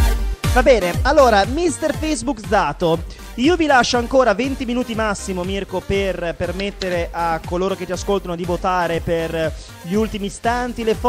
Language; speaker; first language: Italian; native; Italian